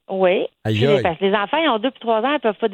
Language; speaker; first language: French; native; French